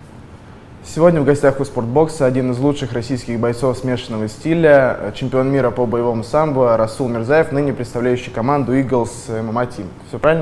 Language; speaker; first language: Russian; native; Russian